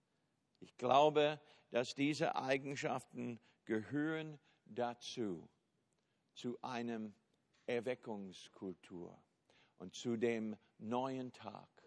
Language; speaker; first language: German; non-native, fluent; English